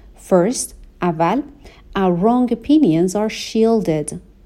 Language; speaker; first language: English; non-native, fluent; Persian